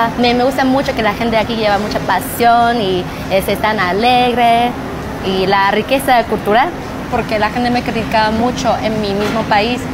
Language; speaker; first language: Spanish; non-native, fluent; Chinese